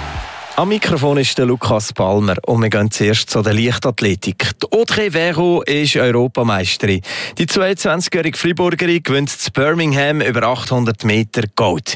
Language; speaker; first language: German; native; German